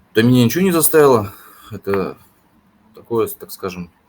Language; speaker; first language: Russian; native; Russian